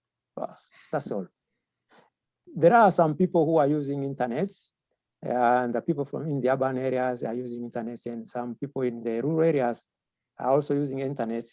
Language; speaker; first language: English; non-native, local second language; Swahili